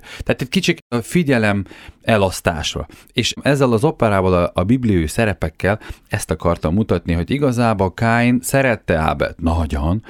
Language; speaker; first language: Hungarian; non-native, fluent; Ukrainian